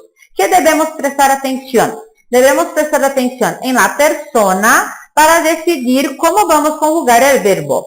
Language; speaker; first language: Spanish; non-native, fluent; Portuguese